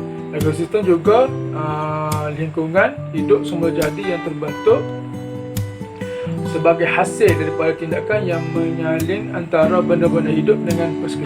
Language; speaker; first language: Malay; native; Malay